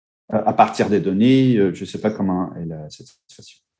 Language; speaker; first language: French; non-native, fluent; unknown